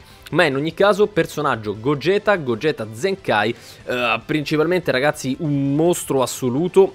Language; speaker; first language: Italian; native; Italian